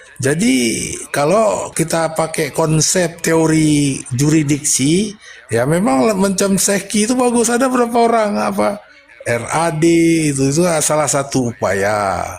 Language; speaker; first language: Malay; non-native, local second language; Achinese